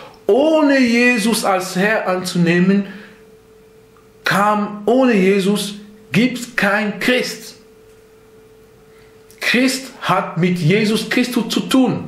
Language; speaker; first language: German; non-native, fluent; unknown